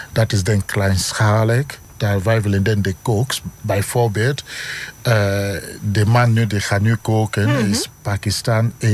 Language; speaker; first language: Dutch; non-native, learner; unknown